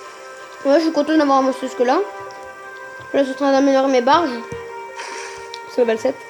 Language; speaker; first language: French; native; French